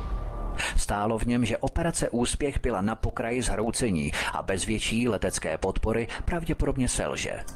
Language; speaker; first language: Czech; native; Czech